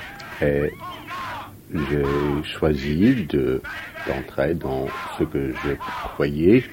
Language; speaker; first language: French; non-native, fluent; English